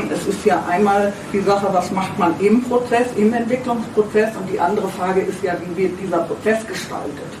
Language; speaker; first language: German; native; German